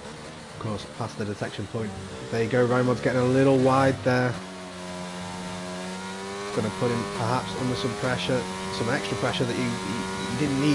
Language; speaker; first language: English; native; English